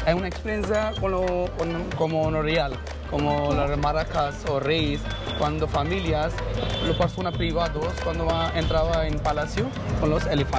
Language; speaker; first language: Spanish; non-native, learner; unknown